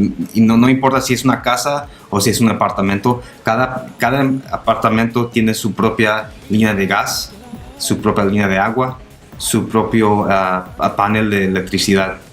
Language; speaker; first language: Spanish; non-native, local second language; English